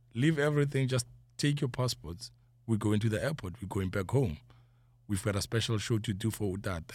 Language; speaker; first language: English; non-native, local second language; Zulu